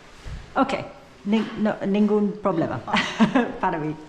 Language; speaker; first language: Spanish; non-native, learner; English